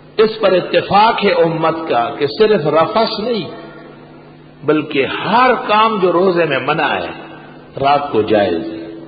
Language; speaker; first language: Urdu; non-native, local second language; Pashto